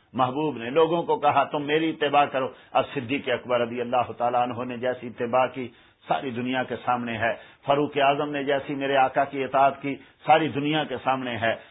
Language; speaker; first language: Urdu; native; Urdu